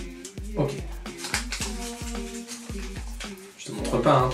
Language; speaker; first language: French; native; French